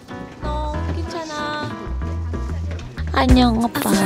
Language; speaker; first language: Korean; non-native, learner; Filipino